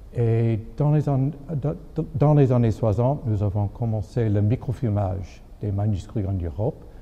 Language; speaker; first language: French; non-native, fluent; English